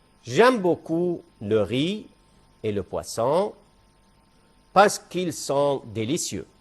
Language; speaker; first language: French; non-native, fluent; Arabic